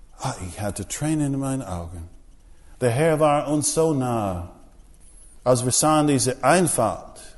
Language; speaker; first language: German; non-native, fluent; English